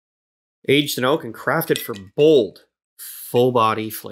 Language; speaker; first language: English; native; English